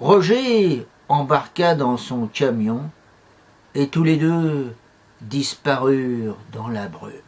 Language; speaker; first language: French; native; French